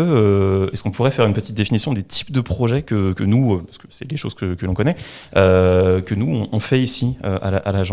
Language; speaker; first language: French; native; French